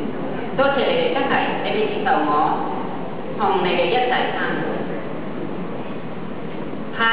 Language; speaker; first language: Cantonese; non-native, learner; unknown